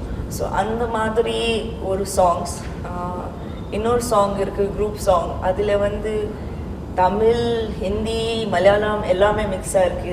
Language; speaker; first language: Tamil; non-native, local second language; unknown